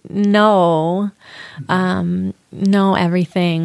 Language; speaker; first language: English; native; English